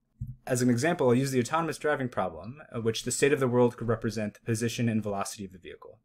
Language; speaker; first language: English; native; English